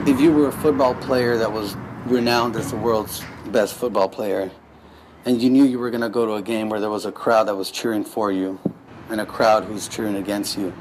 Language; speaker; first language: English; native; English